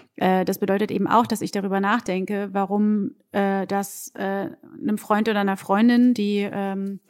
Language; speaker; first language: German; early bilingual, other home language; Portuguese